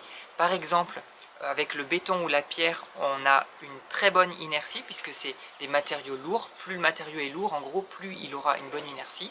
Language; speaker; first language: French; native; French